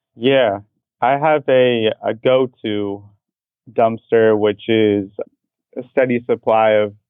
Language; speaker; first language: English; native; English